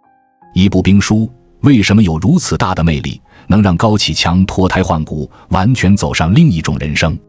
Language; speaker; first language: Chinese; native; Chinese